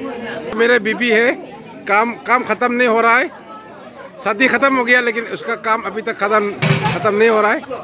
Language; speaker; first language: Hindi; non-native, local second language; Rongmei Naga